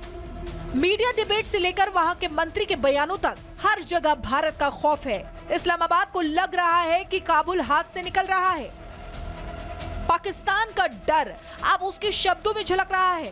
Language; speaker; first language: Hindi; native; Hindi